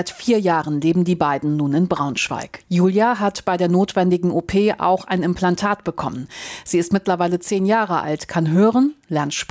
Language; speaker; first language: German; native; German